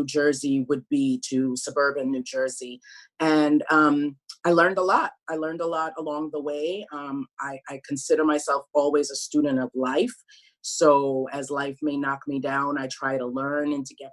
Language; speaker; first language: English; native; English